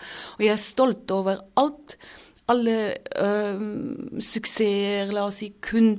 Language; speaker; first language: Norwegian; non-native, fluent; German